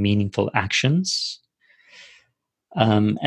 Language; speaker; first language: English; non-native, fluent; Turkish